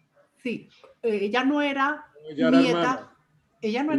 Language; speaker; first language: Spanish; native; Spanish